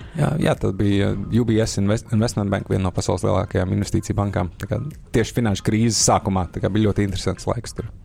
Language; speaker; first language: Latvian; native; Latvian